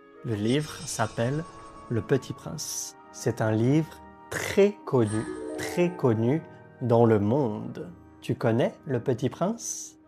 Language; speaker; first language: French; native; French